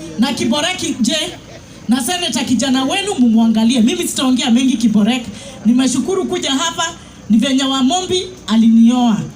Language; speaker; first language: Swahili; non-native, local second language; Kikuyu